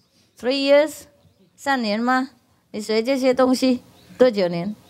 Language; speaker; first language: Chinese; non-native, fluent; Vietnamese